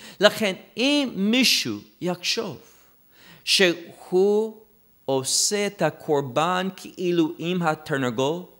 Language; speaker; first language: Hebrew; non-native, fluent; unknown